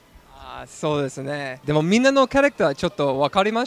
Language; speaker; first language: Japanese; non-native, learner; English